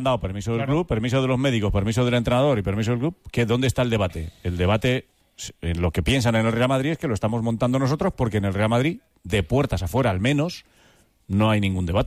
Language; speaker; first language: Spanish; native; Spanish